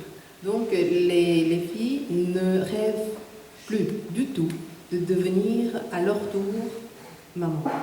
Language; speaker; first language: French; non-native, fluent; Korean